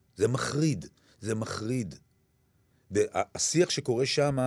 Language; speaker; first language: Hebrew; early bilingual, other home language; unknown